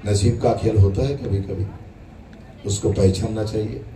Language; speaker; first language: Hindi; non-native, local second language; Marathi